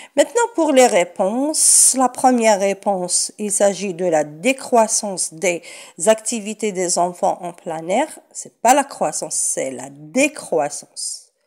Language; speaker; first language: French; non-native, local second language; Arabic